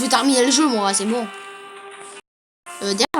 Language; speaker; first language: French; native; French